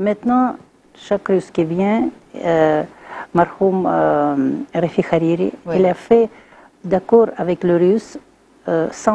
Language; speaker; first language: French; non-native, learner; Russian